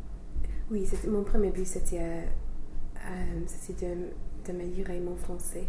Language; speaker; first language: French; non-native, fluent; English